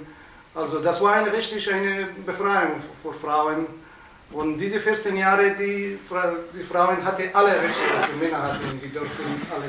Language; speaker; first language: German; non-native, learner; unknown